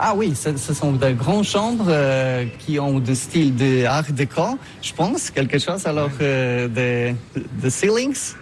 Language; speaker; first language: French; non-native, learner; Polish